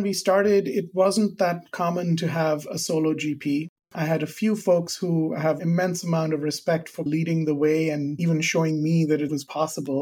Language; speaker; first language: English; non-native, local second language; Hindi